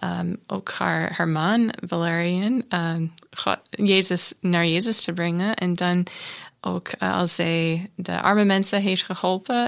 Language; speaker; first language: Dutch; non-native, learner; English